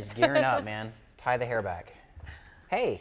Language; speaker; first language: English; native; English